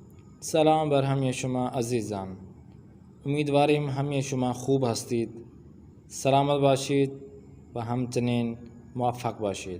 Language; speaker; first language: Persian; non-native, fluent; Urdu